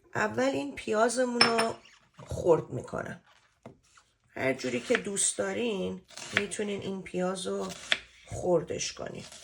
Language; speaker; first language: Persian; native; Persian